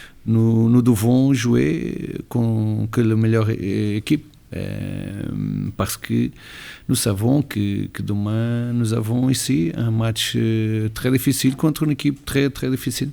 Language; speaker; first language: French; non-native, learner; Portuguese